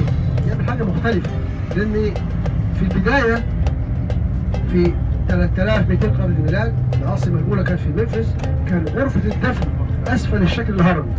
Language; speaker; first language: Arabic; native; Arabic